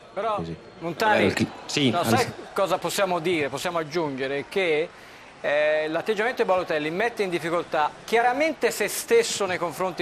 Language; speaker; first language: Italian; native; Italian